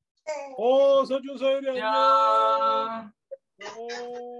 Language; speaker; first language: Korean; native; Korean